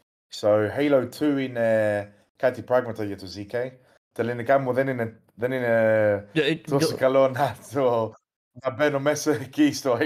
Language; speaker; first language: Greek; early bilingual, heritage; English